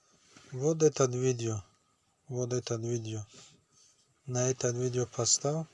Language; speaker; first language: Russian; non-native, learner; Tajik